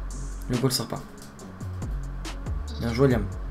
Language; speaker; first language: French; native; French